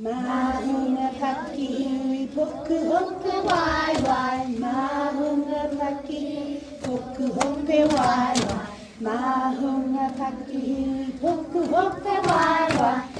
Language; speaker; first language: Māori; non-native, learner; English